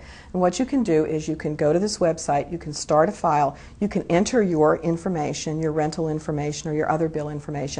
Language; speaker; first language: English; native; English